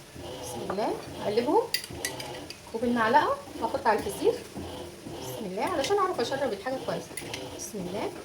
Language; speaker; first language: Arabic; native; Arabic